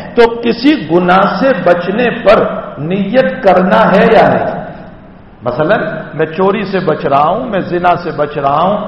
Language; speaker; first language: Urdu; non-native, local second language; Gujarati